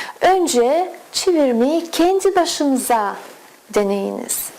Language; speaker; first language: Turkish; non-native, fluent; Russian